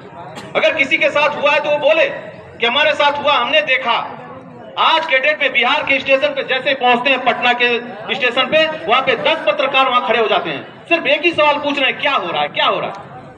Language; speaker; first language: Hindi; native; Hindi